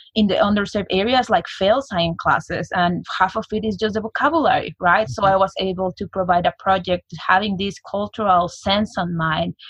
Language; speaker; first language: English; non-native, fluent; Spanish